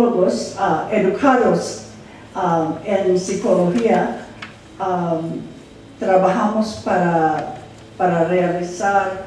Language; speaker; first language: Spanish; non-native, fluent; English